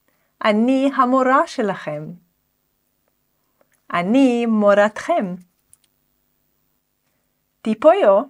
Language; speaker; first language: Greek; non-native, fluent; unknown